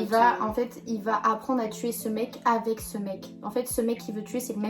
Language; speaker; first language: French; native; French